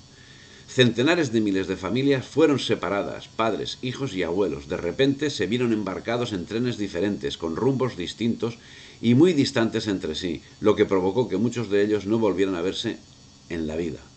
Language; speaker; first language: Spanish; native; Spanish